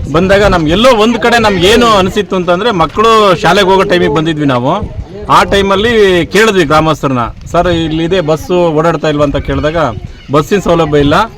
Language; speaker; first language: Kannada; native; Kannada